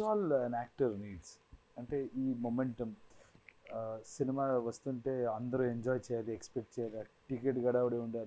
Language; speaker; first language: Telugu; non-native, fluent; Kannada